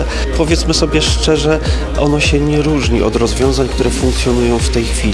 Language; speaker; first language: Polish; native; Polish